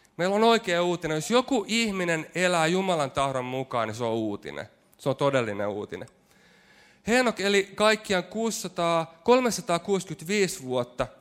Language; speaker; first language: Finnish; native; Finnish